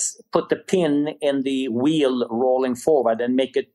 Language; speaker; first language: English; non-native, fluent; Swedish